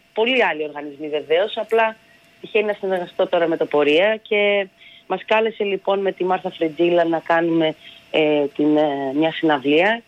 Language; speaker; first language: Greek; early bilingual, other home language; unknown